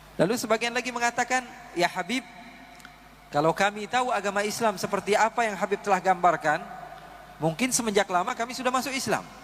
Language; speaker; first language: Indonesian; native; Indonesian